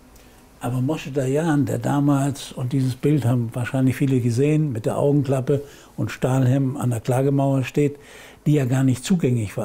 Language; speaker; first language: German; native; German